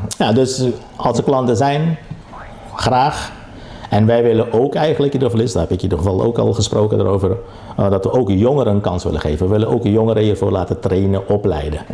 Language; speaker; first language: Dutch; early bilingual, other home language; Caribbean Hindustani